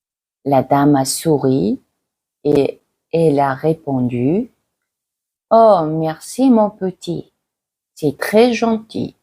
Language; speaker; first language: French; non-native, fluent; Mongolian